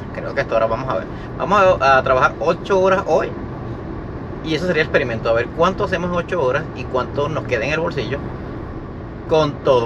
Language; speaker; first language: Spanish; native; Spanish